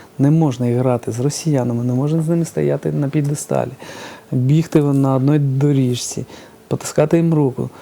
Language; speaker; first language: Ukrainian; early bilingual, other home language; Georgian